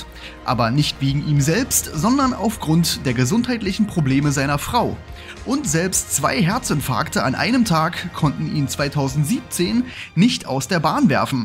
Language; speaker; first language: German; native; German